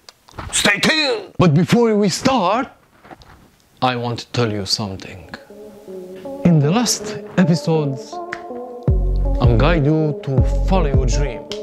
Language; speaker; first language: English; non-native, learner; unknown